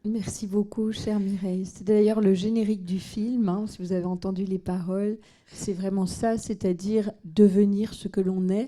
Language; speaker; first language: French; native; French